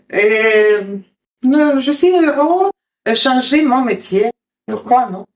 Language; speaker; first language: French; non-native, learner; Ukrainian